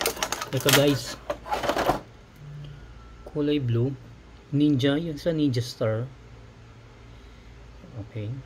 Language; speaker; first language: Filipino; native; Filipino